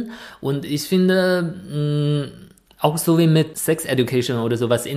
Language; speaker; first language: German; non-native, fluent; Chinese